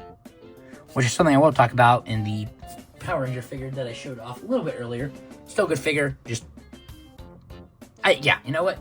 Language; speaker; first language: English; native; English